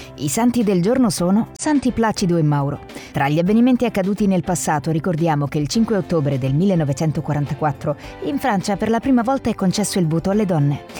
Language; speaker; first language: Italian; native; Italian